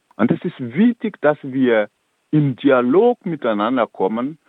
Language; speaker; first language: German; non-native, fluent; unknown